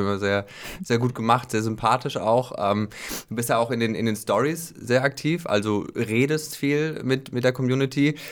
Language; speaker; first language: German; native; German